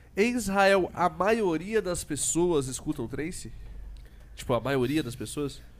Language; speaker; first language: Portuguese; native; Portuguese